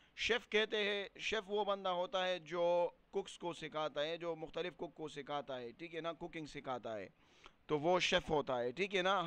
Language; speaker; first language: Urdu; non-native, local second language; Punjabi